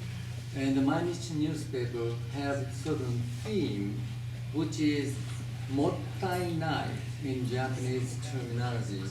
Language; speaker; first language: English; non-native, fluent; Japanese